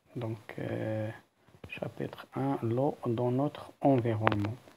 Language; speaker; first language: French; non-native, local second language; Arabic